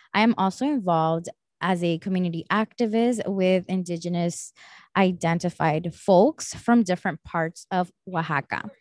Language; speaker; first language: English; early bilingual, other home language; Spanish